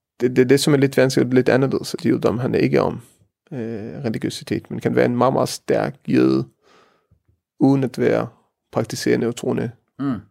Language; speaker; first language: Danish; early bilingual, heritage; Danish